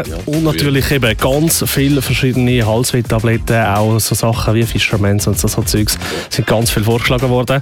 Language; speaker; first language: German; native; German